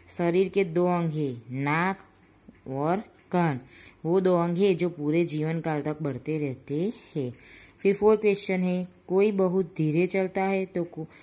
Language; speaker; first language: Hindi; non-native, local second language; Gujarati